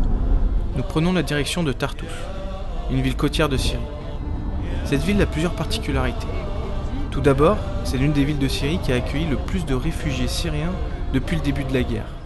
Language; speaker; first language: French; native; French